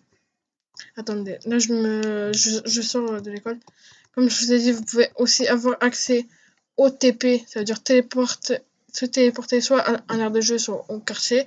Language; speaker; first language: French; native; French